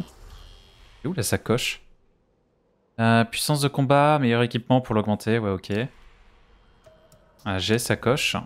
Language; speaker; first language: French; native; French